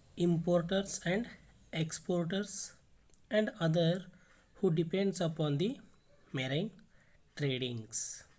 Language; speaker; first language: English; non-native, local second language; Kannada